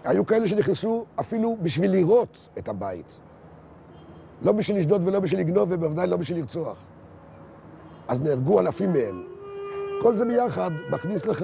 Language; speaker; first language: Hebrew; native; Hebrew